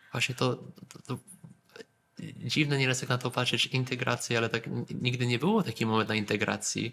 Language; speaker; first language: Polish; early bilingual, heritage; Polish